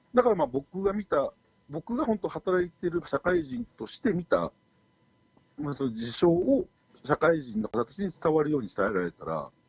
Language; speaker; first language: Japanese; native; Japanese